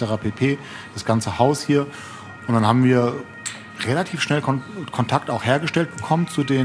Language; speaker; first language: German; native; German